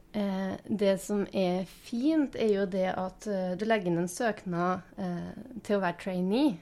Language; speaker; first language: Norwegian; native; Norwegian